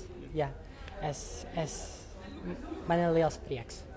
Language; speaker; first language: Latvian; non-native, local second language; Russian